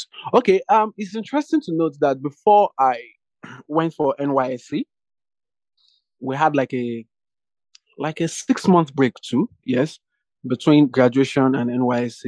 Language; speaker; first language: English; non-native, local second language; Yoruba